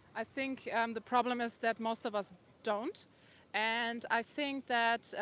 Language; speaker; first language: English; non-native, fluent; German